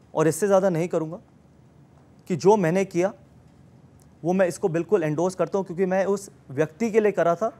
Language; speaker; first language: Hindi; native; Hindi